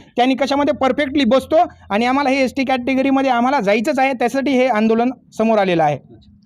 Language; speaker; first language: Marathi; non-native, local second language; Lambadi